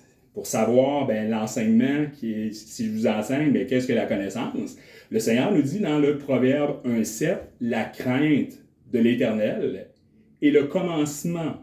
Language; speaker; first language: French; native; French